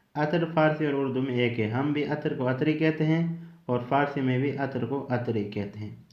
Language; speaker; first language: Urdu; native; Urdu